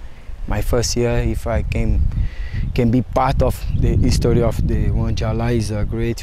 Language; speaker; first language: English; non-native, fluent; Portuguese